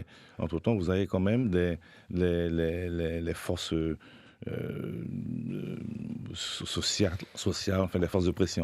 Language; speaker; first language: French; native; French